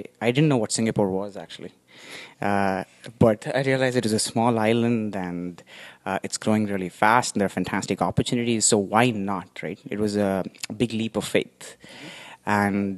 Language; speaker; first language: English; non-native, local second language; Tamil